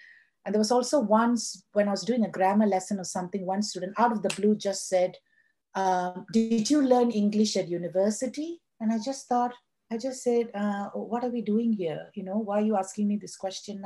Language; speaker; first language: English; non-native, local second language; Tamil